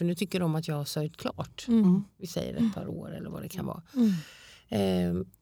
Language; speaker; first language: Swedish; native; Swedish